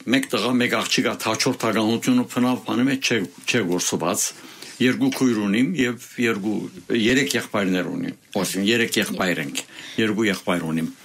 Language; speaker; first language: Armenian; native; Armenian